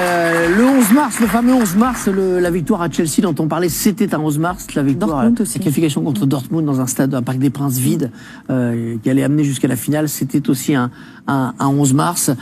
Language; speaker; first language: French; native; French